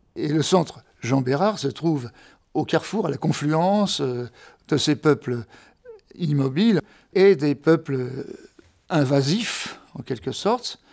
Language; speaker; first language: French; non-native, fluent; Italian